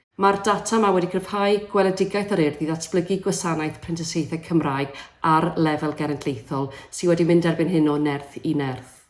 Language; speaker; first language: Welsh; native; Welsh